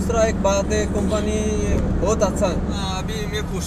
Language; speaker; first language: Hindi; non-native, fluent; Bangla